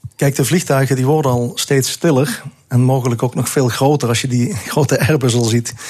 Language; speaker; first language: Dutch; native; Dutch